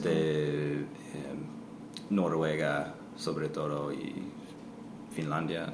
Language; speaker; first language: Spanish; non-native, fluent; English